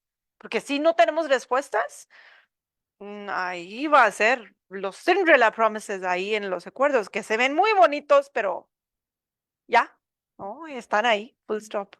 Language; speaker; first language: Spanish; non-native, learner; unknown